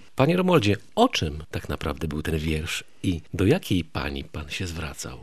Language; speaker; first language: Polish; native; Polish